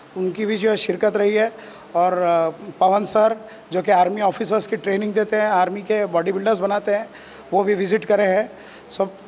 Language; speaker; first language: Hindi; non-native, local second language; Urdu